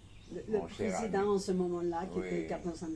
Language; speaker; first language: French; non-native, fluent; Spanish